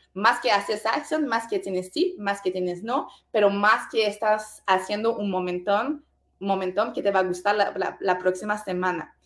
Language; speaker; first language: Spanish; non-native, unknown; French